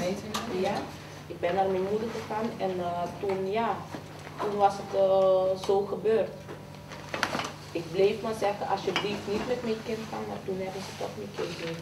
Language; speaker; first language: Dutch; non-native, fluent; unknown